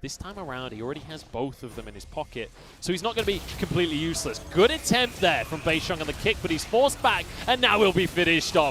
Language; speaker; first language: English; native; English